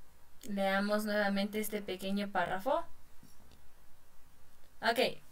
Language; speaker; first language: Spanish; non-native, fluent; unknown